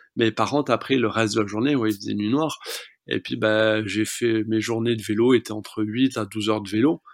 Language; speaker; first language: French; native; French